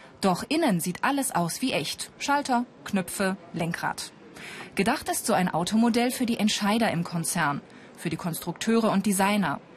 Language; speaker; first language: German; native; German